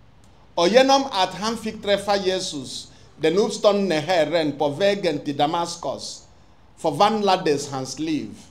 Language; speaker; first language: Swedish; non-native, fluent; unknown